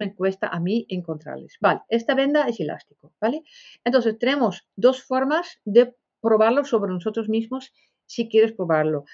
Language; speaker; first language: Spanish; non-native, fluent; Dutch